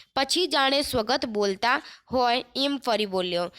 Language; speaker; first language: Hindi; non-native, local second language; Gujarati